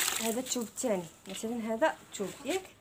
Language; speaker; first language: Arabic; native; Arabic